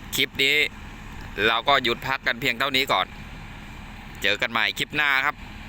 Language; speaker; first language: Thai; native; Thai